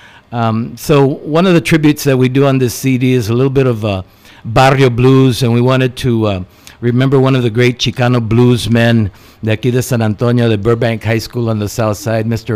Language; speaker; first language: English; early bilingual, other home language; Spanish